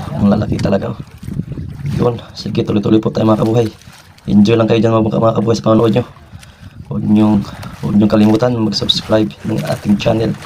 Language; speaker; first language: Filipino; non-native, local second language; Cebuano